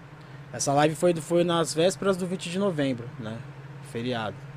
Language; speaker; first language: Portuguese; native; Portuguese